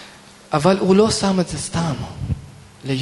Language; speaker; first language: Hebrew; non-native, fluent; Russian